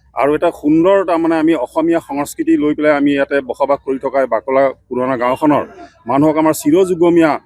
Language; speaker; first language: Assamese; native; Assamese